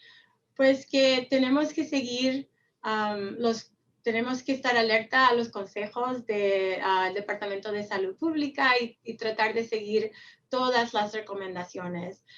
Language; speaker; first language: Spanish; early bilingual, heritage; Spanish